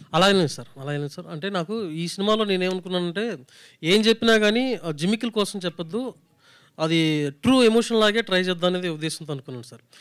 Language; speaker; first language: Telugu; native; Telugu